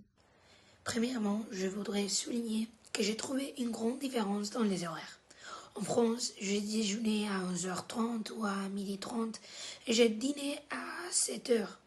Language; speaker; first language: French; non-native, fluent; Spanish